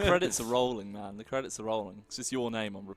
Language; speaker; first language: English; native; English